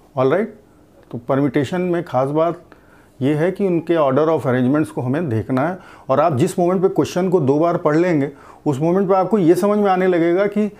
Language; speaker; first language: Hindi; native; Hindi